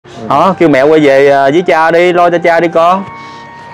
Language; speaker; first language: Vietnamese; native; Vietnamese